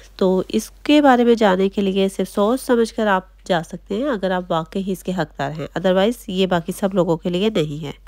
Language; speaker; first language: Urdu; native; Urdu